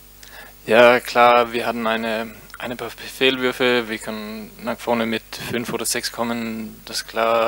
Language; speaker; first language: German; non-native, learner; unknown